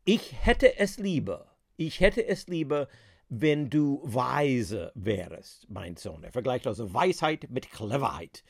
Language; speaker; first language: German; non-native, fluent; English